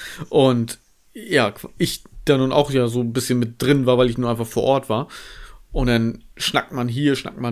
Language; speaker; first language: German; native; German